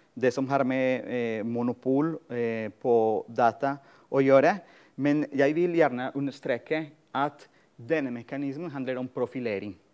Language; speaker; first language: Norwegian; non-native, fluent; Spanish